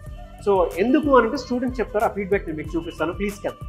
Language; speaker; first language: Telugu; native; Telugu